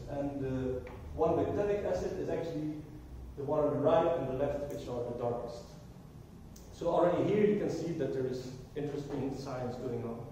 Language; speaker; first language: English; non-native, fluent; Dutch